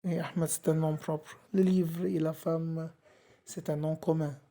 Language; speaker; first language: French; non-native, fluent; Arabic